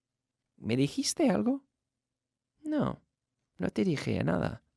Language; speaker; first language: Spanish; non-native, fluent; English